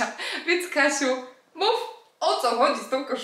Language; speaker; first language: Polish; native; Polish